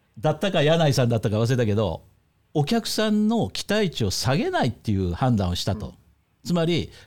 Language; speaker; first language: Japanese; native; Japanese